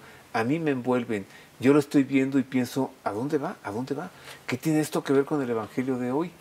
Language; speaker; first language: Spanish; native; Spanish